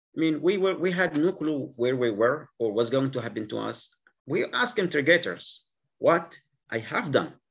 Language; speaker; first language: English; non-native, fluent; Arabic